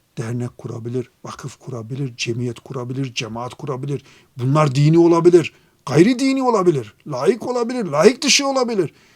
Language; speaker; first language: Turkish; native; Turkish